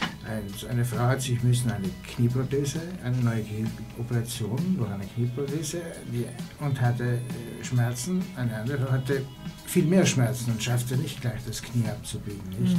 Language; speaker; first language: German; non-native, local second language; Italian